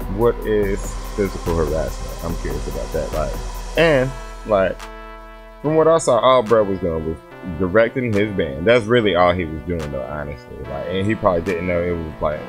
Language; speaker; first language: English; native; English